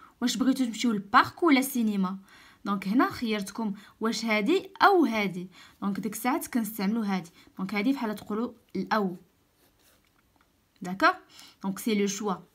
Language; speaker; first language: French; non-native, local second language; Arabic